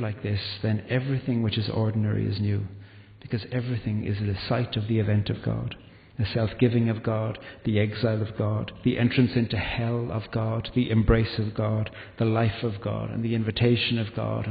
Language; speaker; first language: English; native; English